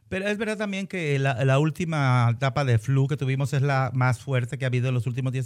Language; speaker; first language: Spanish; native; Spanish